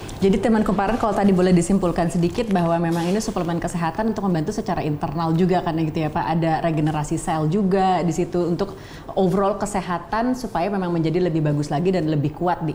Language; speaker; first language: Indonesian; native; Indonesian